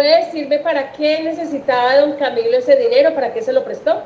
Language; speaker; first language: Spanish; native; Spanish